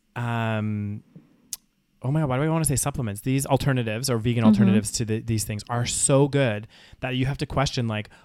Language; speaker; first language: English; native; English